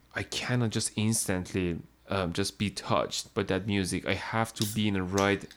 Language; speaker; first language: English; non-native, fluent; Persian